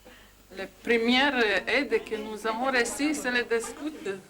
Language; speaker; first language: French; non-native, learner; Croatian